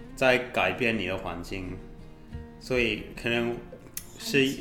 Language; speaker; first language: Chinese; non-native, learner; English